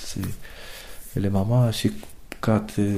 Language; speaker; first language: French; non-native, learner; Romanian